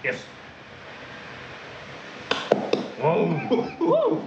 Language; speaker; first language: English; non-native, learner; Vietnamese